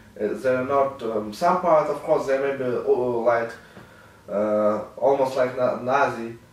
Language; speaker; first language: English; non-native, learner; Ukrainian